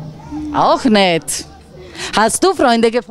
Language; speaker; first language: German; non-native, learner; Croatian